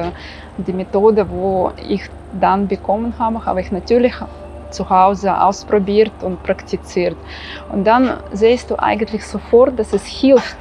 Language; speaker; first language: German; non-native, fluent; Russian